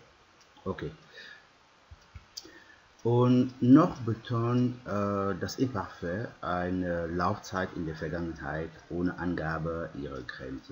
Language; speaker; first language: German; non-native, fluent; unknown